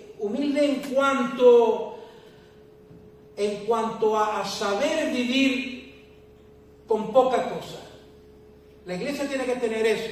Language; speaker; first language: Spanish; native; Spanish